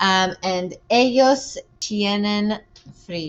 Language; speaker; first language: Spanish; non-native, fluent; English